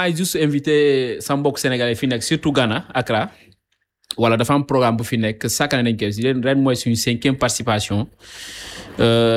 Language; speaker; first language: English; non-native, learner; Jola-Fonyi